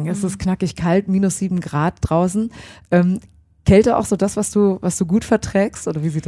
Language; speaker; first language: German; native; German